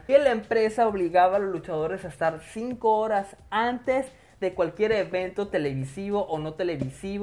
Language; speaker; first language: Spanish; native; Spanish